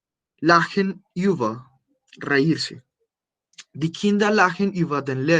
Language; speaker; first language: German; non-native, fluent; Spanish